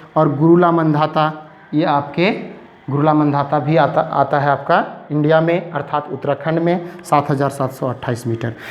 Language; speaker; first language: Hindi; native; Hindi